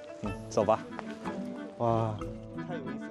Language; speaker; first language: Chinese; non-native, learner; Korean